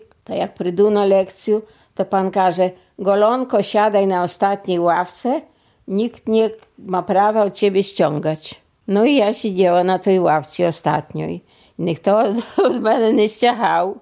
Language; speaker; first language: Polish; non-native, local second language; Russian